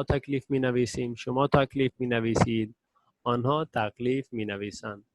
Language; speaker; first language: Persian; non-native, fluent; Urdu